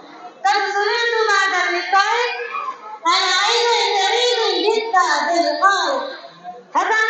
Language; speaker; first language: Arabic; non-native, learner; Urdu